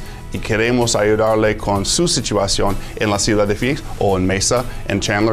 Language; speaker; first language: Spanish; non-native, fluent; English